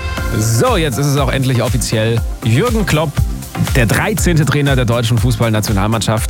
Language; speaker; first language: German; native; German